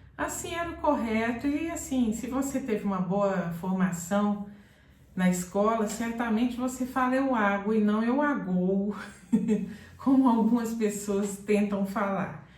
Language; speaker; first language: Portuguese; native; Portuguese